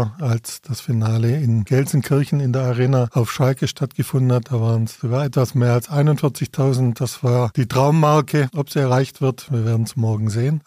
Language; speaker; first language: German; native; German